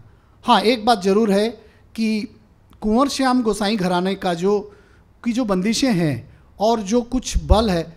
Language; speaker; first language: Hindi; native; Hindi